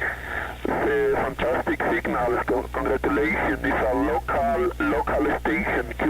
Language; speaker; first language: English; non-native, learner; Spanish